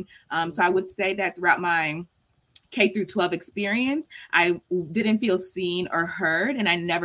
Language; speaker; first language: English; native; English